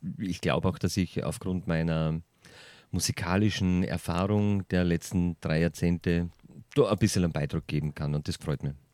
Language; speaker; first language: German; native; German